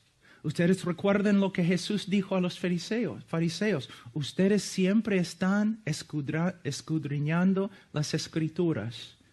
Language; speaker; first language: Spanish; non-native, fluent; English